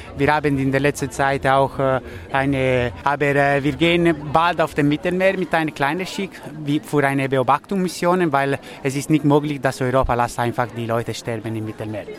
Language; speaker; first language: German; non-native, learner; Italian